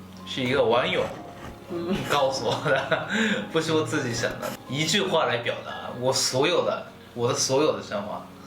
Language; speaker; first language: Chinese; non-native, fluent; Japanese